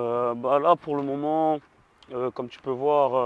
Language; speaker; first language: French; non-native, local second language; Comorian